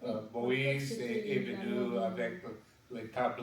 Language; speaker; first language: French; non-native, learner; English